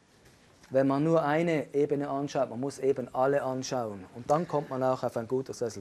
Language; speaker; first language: German; native; German